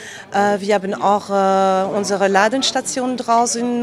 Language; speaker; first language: German; non-native, fluent; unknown